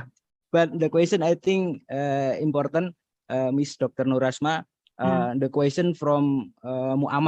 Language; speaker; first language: English; non-native, learner; Indonesian